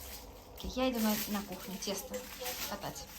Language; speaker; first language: Russian; native; Russian